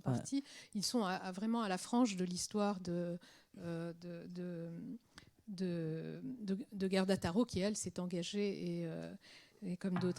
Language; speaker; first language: French; native; French